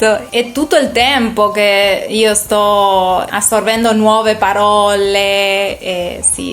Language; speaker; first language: Italian; non-native, learner; Spanish